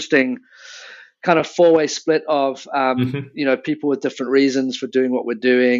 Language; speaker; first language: English; native; English